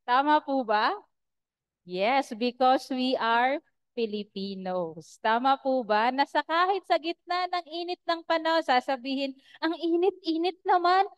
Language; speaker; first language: Filipino; non-native, local second language; Bikol